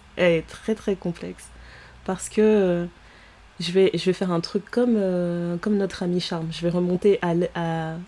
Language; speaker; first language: French; early bilingual, other home language; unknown